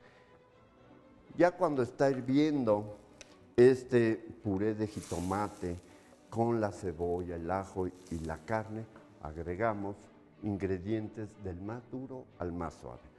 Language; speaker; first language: Spanish; native; Spanish